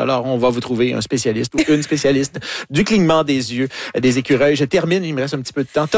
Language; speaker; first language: French; native; French